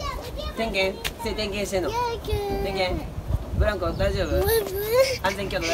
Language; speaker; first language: Japanese; native; Japanese